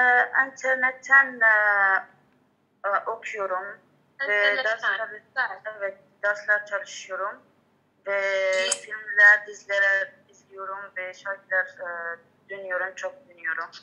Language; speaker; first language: Turkish; non-native, learner; Arabic